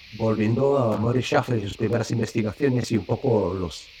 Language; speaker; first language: Spanish; non-native, fluent; Bulgarian